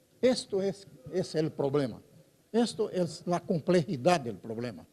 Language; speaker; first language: Spanish; non-native, fluent; Portuguese